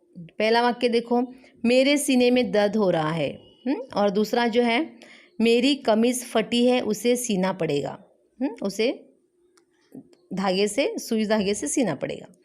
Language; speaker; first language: Hindi; non-native, local second language; Marathi